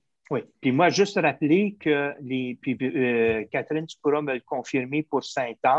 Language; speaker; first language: French; native; French